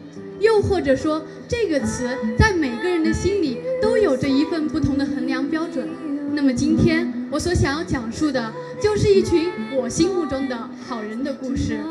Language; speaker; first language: Chinese; native; Chinese